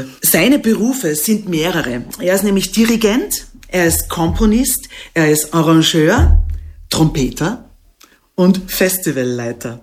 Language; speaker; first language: German; native; German